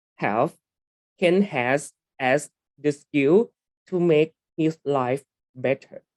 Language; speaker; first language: English; non-native, learner; Thai